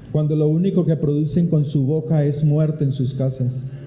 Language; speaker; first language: Spanish; native; Spanish